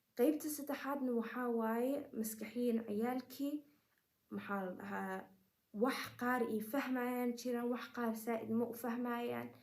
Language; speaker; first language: Somali; early bilingual, heritage; Somali